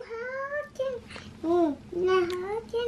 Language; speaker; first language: Vietnamese; early bilingual, heritage; Vietnamese